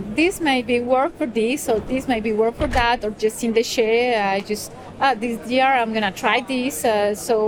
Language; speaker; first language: English; non-native, fluent; Spanish